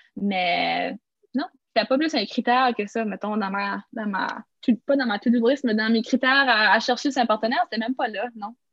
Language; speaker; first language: French; native; French